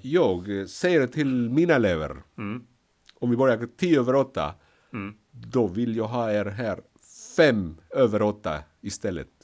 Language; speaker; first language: Swedish; non-native, fluent; Spanish